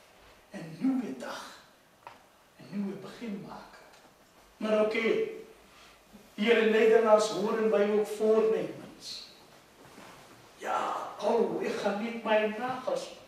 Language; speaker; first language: Dutch; non-native, fluent; Urdu